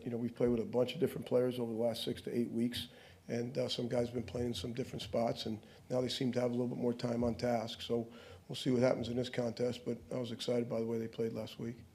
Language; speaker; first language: English; native; English